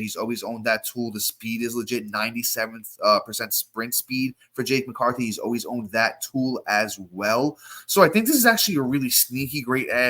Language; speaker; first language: English; native; English